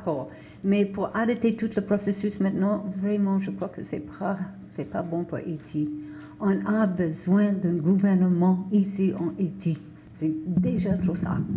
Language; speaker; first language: French; non-native, fluent; English